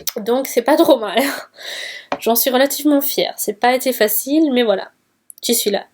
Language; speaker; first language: French; early bilingual, other home language; Portuguese